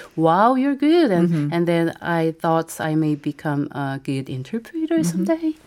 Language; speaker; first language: English; non-native, fluent; Korean